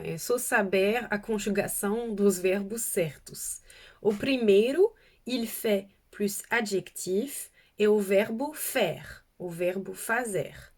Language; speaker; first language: Portuguese; non-native, fluent; French